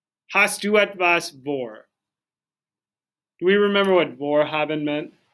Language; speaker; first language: German; non-native, fluent; English